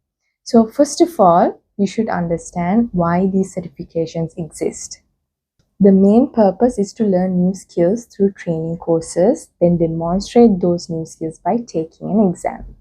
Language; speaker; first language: English; non-native, local second language; Sinhala